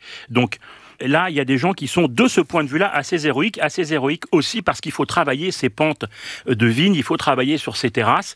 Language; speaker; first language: French; native; French